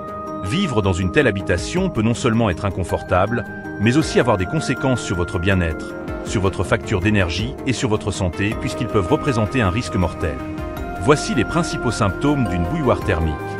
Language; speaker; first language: French; native; French